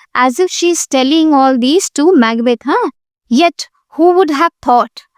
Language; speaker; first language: English; non-native, local second language; Hindi